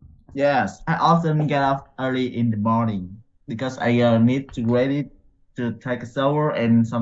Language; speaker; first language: English; non-native, learner; Vietnamese